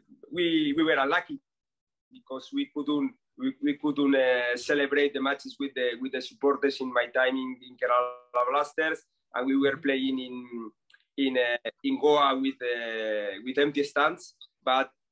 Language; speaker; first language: English; non-native, fluent; Spanish